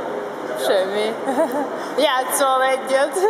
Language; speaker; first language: Hungarian; non-native, learner; Russian